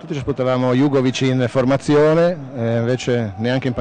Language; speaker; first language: Italian; native; Italian